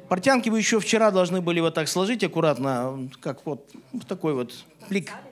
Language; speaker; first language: Russian; native; Russian